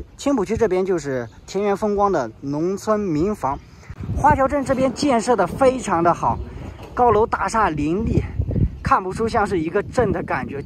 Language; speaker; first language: Chinese; native; Chinese